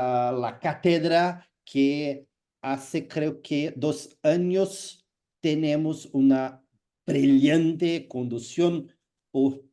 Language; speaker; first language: Spanish; non-native, fluent; Portuguese